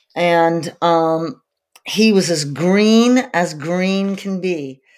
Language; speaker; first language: English; native; English